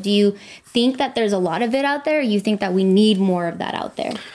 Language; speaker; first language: English; early bilingual, other home language; Spanish